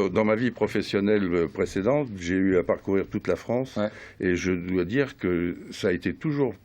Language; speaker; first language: French; native; French